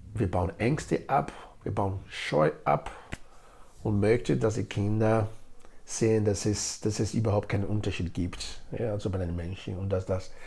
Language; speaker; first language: German; non-native, fluent; Bini